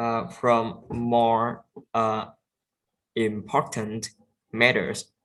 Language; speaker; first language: English; non-native, learner; Vietnamese